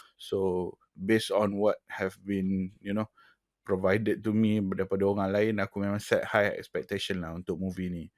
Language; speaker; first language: Malay; native; Malay